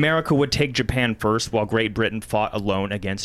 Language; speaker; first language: English; native; English